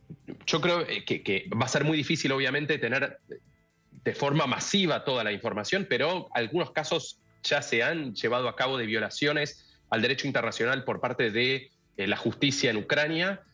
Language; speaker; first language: Spanish; native; Spanish